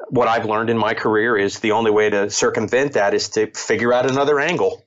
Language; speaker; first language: English; native; English